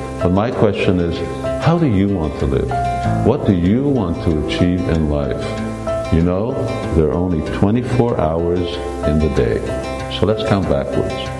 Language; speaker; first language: English; early bilingual, other home language; Hungarian